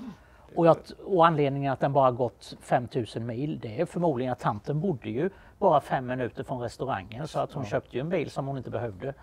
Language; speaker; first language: Swedish; native; Swedish